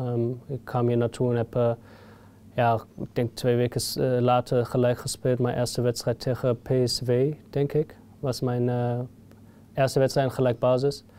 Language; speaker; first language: Dutch; non-native, fluent; German